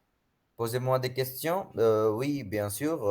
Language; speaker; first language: French; non-native, fluent; Hindi